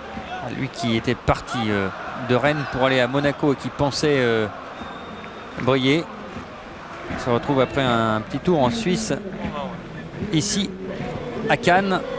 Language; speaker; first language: French; native; French